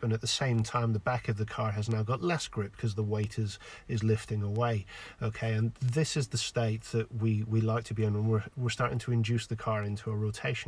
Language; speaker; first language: English; native; English